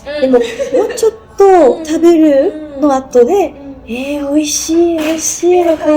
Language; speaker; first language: Japanese; non-native, learner; French